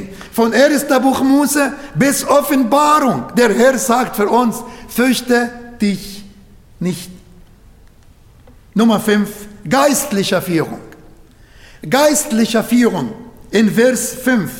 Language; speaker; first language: German; non-native, learner; Arabic